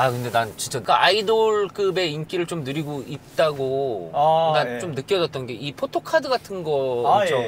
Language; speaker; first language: Korean; native; Korean